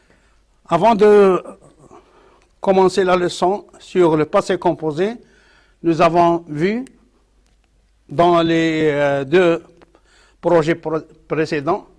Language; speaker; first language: French; non-native, local second language; Arabic